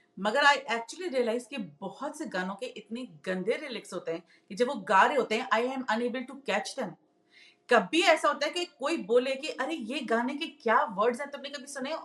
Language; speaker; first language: Urdu; native; Urdu